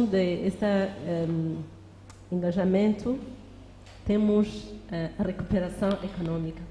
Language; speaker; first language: Portuguese; non-native, learner; Kinyarwanda